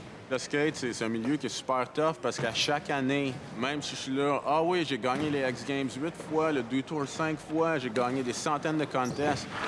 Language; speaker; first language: French; native; French